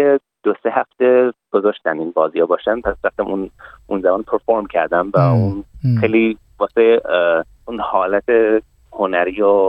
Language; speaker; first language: Persian; early bilingual, heritage; Persian